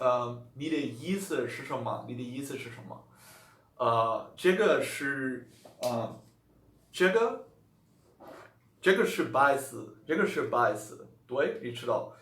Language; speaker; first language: Chinese; non-native, learner; Dutch